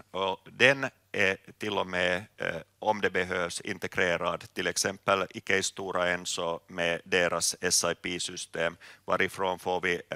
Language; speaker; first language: Swedish; non-native, local second language; Finnish